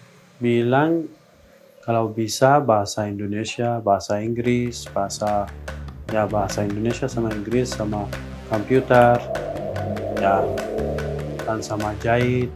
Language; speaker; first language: Indonesian; non-native, learner; Persian